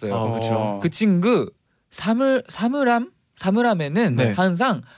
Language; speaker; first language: Korean; non-native, fluent; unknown